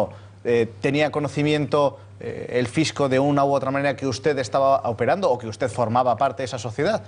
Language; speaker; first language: Spanish; native; Spanish